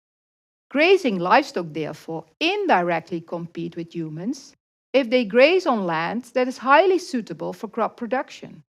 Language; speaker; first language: English; non-native, fluent; Dutch